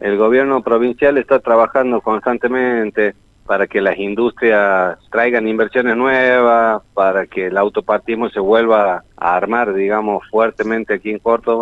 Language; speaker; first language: Spanish; native; Spanish